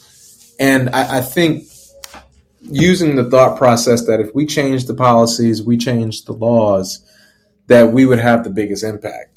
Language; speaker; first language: English; native; English